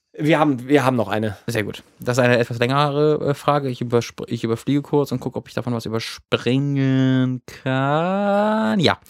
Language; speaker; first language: German; native; German